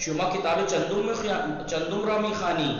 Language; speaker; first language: Persian; non-native, fluent; Urdu